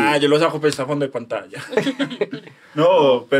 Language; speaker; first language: Spanish; native; Spanish